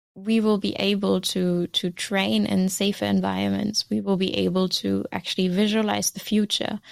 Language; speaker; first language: English; non-native, fluent; German